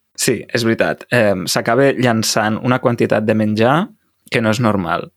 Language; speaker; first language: Catalan; native; Catalan